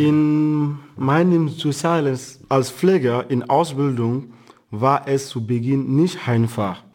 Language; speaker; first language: German; non-native, fluent; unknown